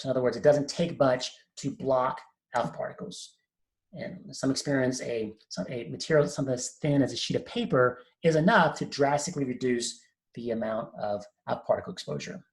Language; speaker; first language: English; native; English